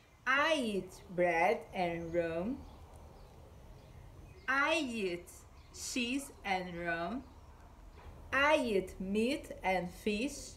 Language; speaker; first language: English; non-native, fluent; Portuguese